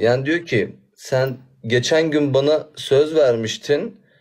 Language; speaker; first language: Turkish; native; Turkish